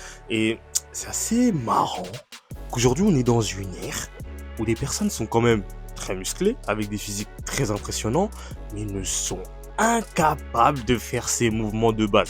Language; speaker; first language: French; native; French